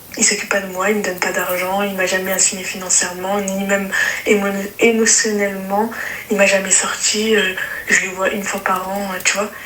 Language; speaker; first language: French; early bilingual, other home language; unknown